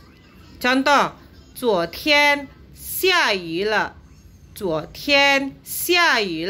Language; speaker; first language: Chinese; non-native, fluent; Indonesian